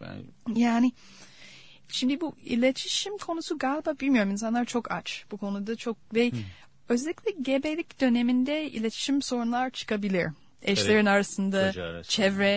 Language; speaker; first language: Turkish; non-native, fluent; English